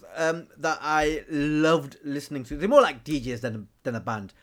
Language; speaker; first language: English; native; English